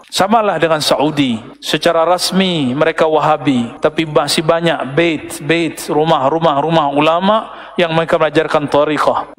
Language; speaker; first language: Malay; non-native, local second language; Minangkabau